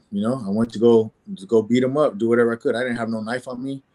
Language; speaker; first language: English; native; English